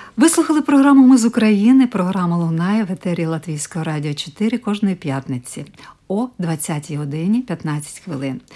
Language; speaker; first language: Ukrainian; native; Ukrainian